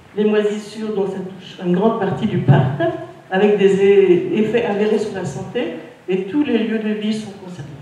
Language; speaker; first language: French; native; French